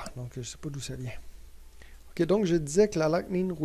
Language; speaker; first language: French; native; French